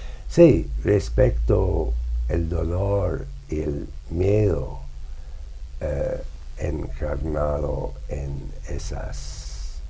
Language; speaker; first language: Spanish; non-native, fluent; English